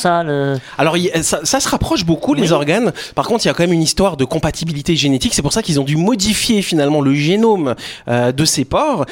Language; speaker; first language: French; native; French